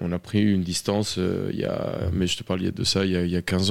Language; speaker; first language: French; non-native, fluent; Spanish